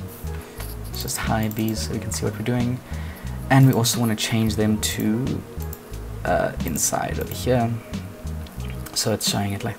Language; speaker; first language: English; native; English